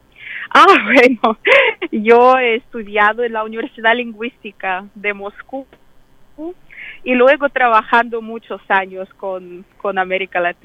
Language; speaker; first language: Spanish; non-native, fluent; Russian